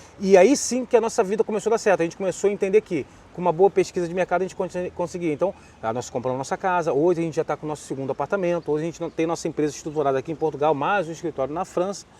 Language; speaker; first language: Portuguese; native; Portuguese